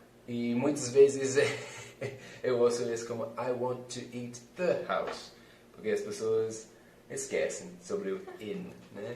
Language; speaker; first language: Portuguese; non-native, fluent; English